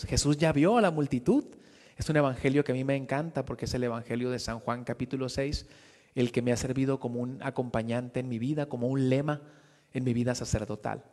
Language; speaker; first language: Spanish; native; Spanish